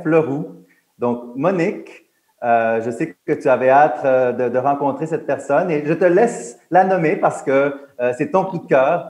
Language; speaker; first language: French; native; French